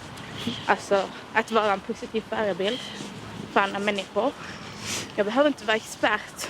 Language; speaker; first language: Swedish; native; Swedish